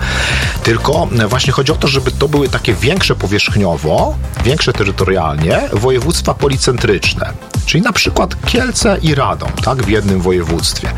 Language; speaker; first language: Polish; native; Polish